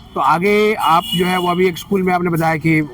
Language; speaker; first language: Hindi; native; Hindi